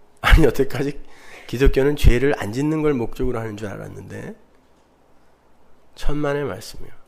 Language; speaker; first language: Korean; native; Korean